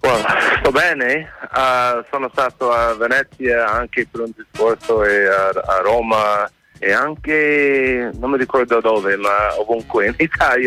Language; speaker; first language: Italian; non-native, fluent; English